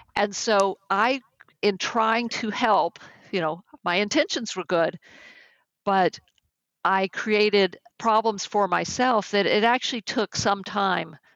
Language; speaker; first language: English; native; English